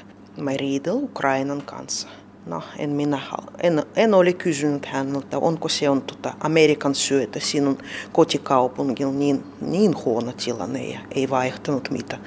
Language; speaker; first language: Finnish; non-native, learner; Russian